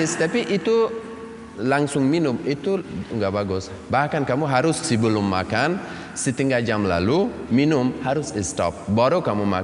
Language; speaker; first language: Indonesian; non-native, learner; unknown